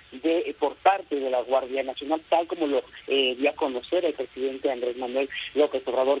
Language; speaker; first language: Spanish; native; Spanish